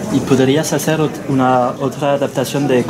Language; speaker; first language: Spanish; non-native, learner; French